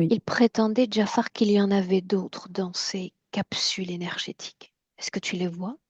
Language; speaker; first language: French; native; French